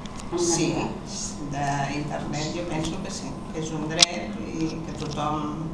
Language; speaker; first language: Catalan; non-native, local second language; Spanish